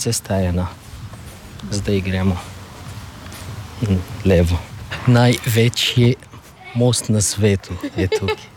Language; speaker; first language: Slovenian; non-native, learner; Arabic